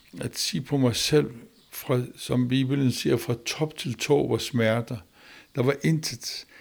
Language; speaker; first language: Danish; non-native, learner; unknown